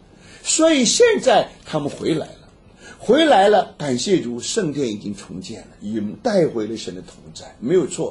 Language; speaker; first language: Chinese; native; Chinese